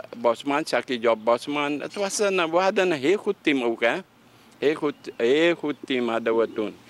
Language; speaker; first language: Dutch; native; Dutch